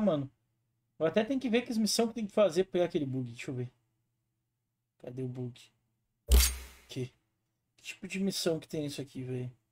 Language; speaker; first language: Portuguese; native; Portuguese